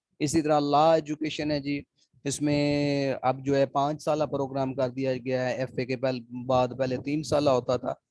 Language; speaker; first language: Urdu; non-native, local second language; Punjabi